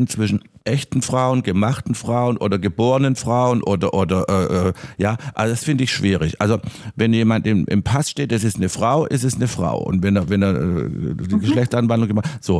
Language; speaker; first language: German; native; German